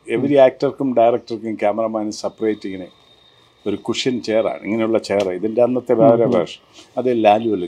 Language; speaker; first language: Malayalam; native; Malayalam